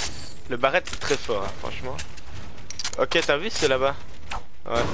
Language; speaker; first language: French; native; French